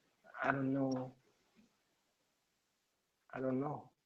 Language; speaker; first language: English; non-native, learner; Persian